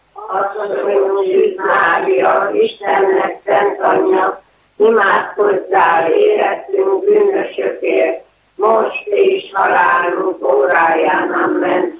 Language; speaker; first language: Hungarian; native; Hungarian